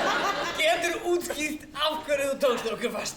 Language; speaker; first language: Icelandic; non-native, fluent; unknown